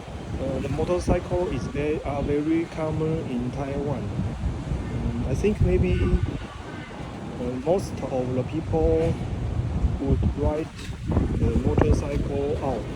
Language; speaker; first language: English; non-native, learner; Chinese